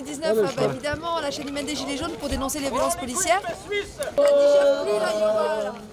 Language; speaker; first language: French; native; French